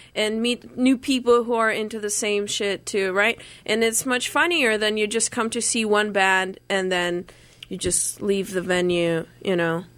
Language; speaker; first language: English; non-native, fluent; Russian